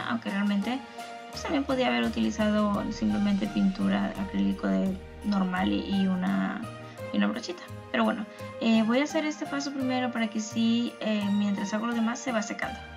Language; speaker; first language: Spanish; native; Spanish